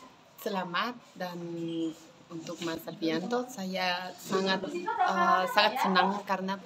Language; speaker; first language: Indonesian; non-native, fluent; Spanish